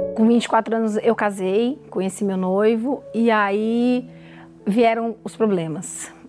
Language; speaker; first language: Portuguese; native; Portuguese